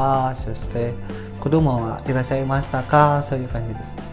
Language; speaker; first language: Japanese; non-native, fluent; Indonesian